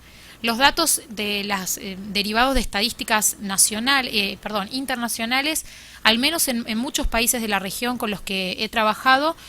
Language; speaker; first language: Spanish; native; Spanish